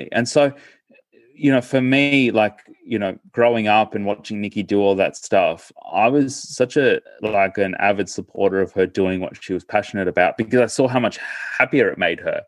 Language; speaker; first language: English; native; English